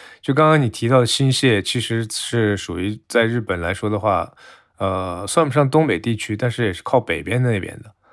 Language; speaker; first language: Chinese; non-native, fluent; Japanese